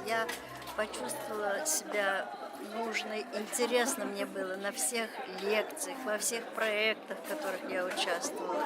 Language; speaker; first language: Russian; native; Russian